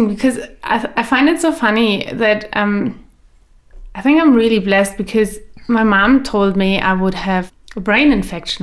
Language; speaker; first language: English; early bilingual, other home language; German